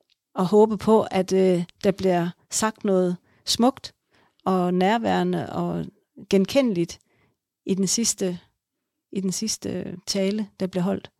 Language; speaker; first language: Danish; native; Danish